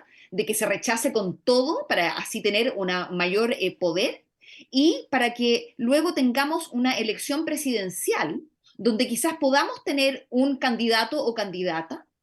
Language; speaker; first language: Spanish; native; Spanish